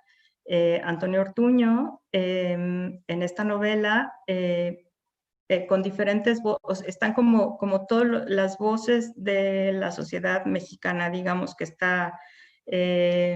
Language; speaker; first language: Spanish; native; Spanish